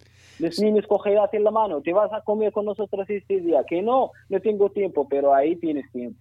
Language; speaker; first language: Spanish; non-native, learner; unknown